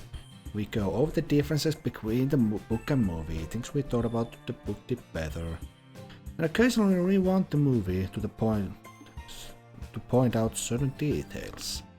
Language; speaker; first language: English; non-native, fluent; Finnish